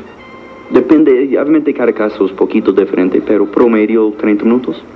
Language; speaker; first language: Spanish; non-native, learner; English